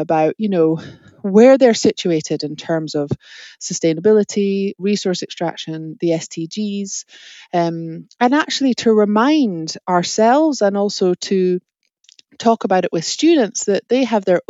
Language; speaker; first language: English; native; English